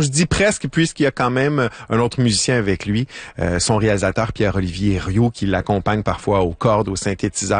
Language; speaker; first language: French; native; French